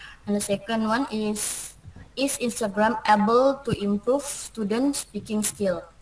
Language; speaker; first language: English; non-native, learner; Indonesian